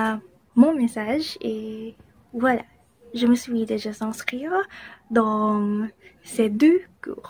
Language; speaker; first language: French; non-native, learner; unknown